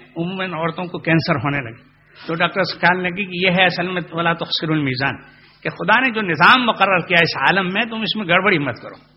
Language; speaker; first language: Urdu; non-native, local second language; Gujarati